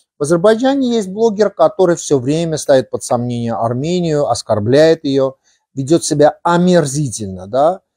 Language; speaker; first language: Russian; non-native, local second language; Armenian